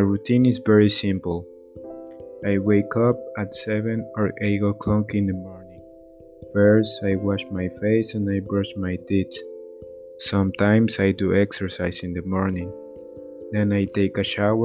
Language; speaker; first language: English; non-native, learner; Spanish